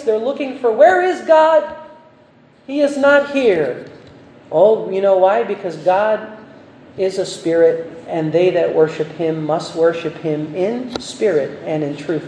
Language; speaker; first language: English; non-native, local second language; Filipino